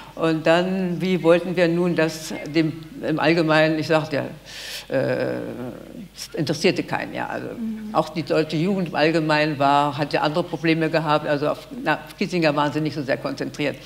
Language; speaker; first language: German; native; German